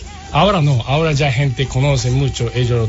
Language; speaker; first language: Spanish; non-native, learner; Japanese